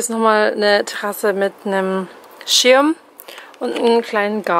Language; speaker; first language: German; native; German